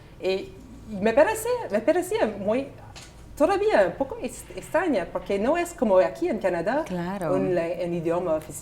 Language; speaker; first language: Spanish; non-native, learner; English